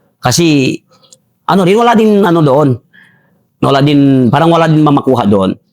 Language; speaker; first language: Filipino; non-native, local second language; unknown